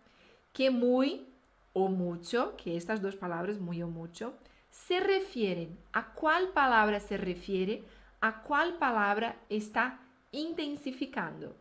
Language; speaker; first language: Spanish; non-native, fluent; Portuguese